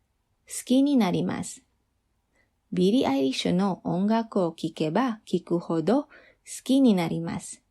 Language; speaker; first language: Japanese; non-native, fluent; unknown